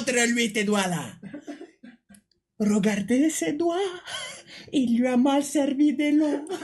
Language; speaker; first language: French; native; French